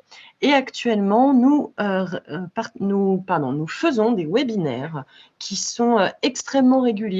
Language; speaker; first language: French; native; French